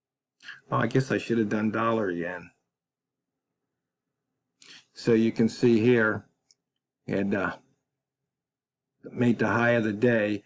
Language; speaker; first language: English; native; English